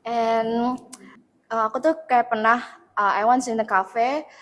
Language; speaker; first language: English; non-native, learner; Indonesian